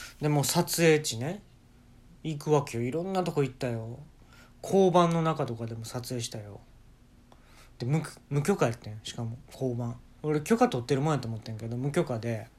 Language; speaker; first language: Japanese; native; Japanese